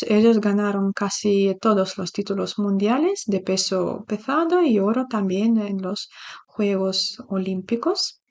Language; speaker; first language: Spanish; non-native, fluent; Ukrainian